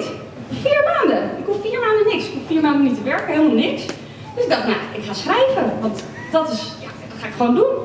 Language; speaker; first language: Dutch; native; Dutch